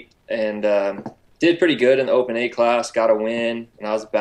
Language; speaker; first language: English; native; English